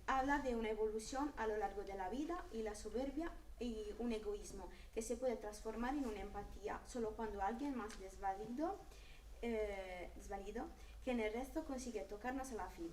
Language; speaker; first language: Spanish; non-native, fluent; Italian